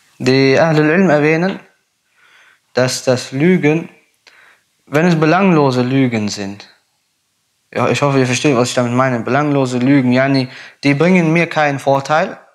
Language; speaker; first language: German; non-native, fluent; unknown